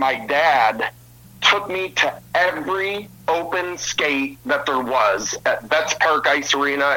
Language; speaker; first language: English; native; English